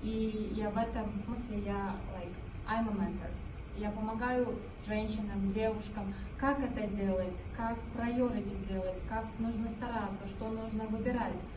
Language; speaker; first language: Russian; non-native, local second language; Kyrgyz